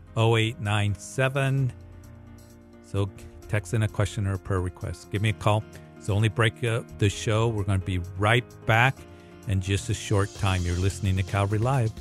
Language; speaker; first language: English; native; English